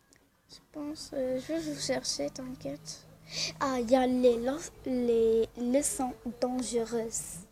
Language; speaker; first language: French; non-native, learner; Arabic